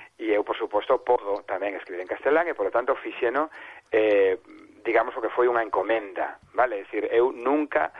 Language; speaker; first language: Galician; native; Galician